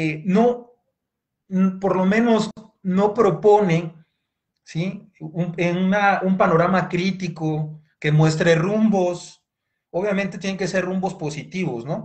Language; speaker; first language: Spanish; native; Spanish